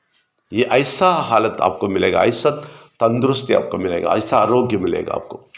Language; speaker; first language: Hindi; non-native, local second language; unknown